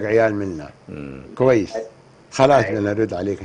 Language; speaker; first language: Arabic; native; Arabic